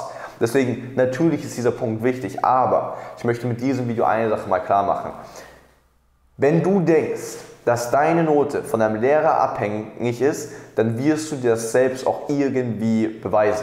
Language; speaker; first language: German; native; German